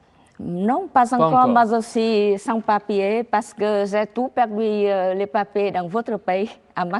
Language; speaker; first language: French; non-native, learner; Vietnamese